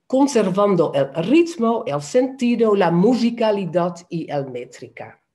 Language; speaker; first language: Spanish; non-native, fluent; Dutch